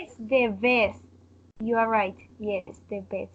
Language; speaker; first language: English; non-native, learner; Spanish